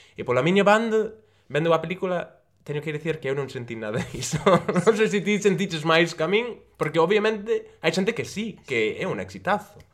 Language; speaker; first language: Galician; non-native, local second language; Spanish